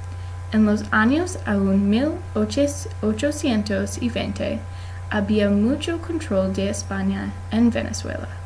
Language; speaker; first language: Spanish; non-native, learner; English